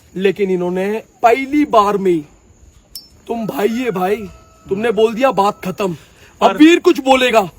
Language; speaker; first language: Hindi; non-native, local second language; Punjabi